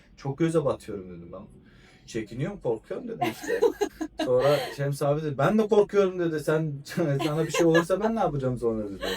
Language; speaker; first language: Turkish; non-native, fluent; Persian